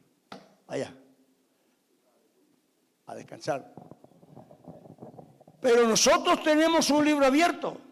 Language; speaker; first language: Spanish; native; Spanish